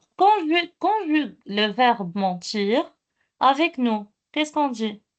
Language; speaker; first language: French; non-native, local second language; Arabic